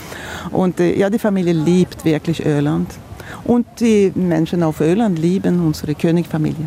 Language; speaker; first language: German; non-native, fluent; Swedish